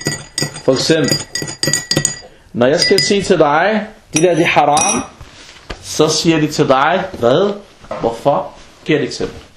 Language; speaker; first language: Danish; non-native, fluent; Arabic